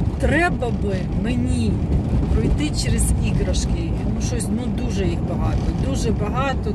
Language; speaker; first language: Ukrainian; non-native, local second language; Russian